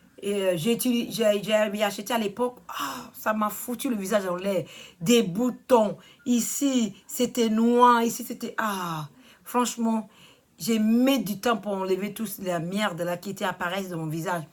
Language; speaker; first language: French; non-native, learner; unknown